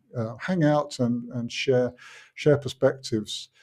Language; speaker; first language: English; native; English